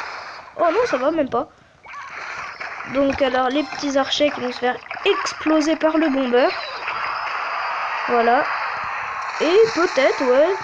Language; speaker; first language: French; native; French